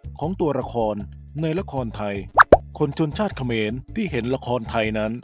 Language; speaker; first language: Thai; native; Thai